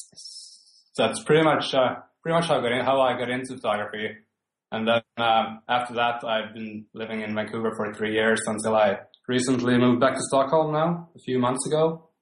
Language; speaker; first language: English; non-native, fluent; Finnish